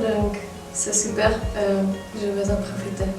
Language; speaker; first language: French; non-native, fluent; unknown